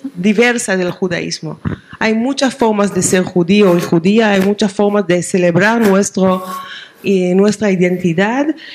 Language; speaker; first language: Spanish; non-native, fluent; Hebrew